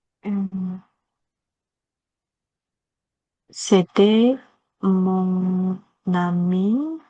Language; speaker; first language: French; non-native, learner; Chinese